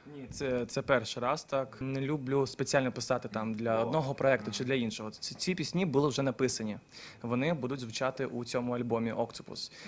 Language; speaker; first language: Ukrainian; non-native, local second language; Russian